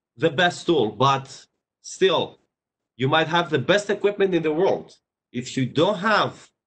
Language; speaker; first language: English; non-native, fluent; Greek